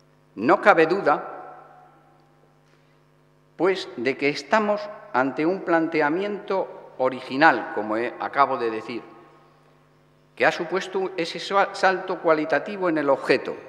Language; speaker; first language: Spanish; native; Spanish